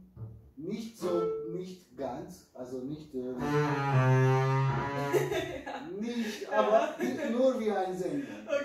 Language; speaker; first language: German; non-native, fluent; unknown